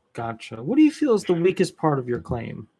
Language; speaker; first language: English; native; English